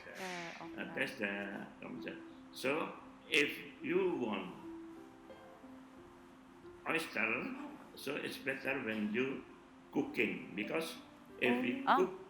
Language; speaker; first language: English; non-native, learner; Indonesian